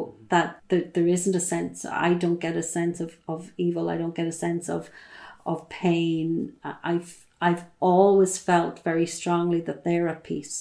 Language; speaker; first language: English; native; English